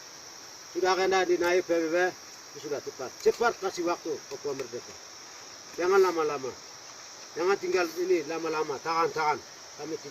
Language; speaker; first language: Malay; non-native, local second language; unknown